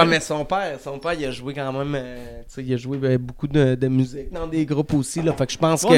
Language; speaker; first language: French; native; French